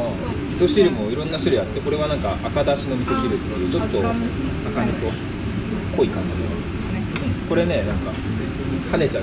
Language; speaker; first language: Japanese; native; Japanese